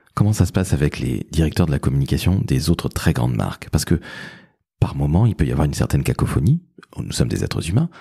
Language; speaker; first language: French; native; French